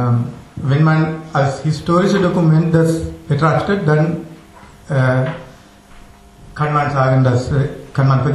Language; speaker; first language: German; non-native, learner; Tamil